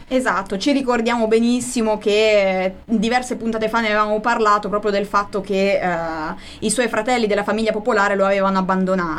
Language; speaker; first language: Italian; native; Italian